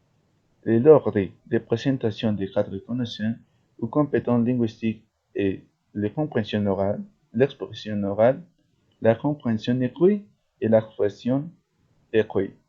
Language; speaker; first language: French; non-native, learner; Spanish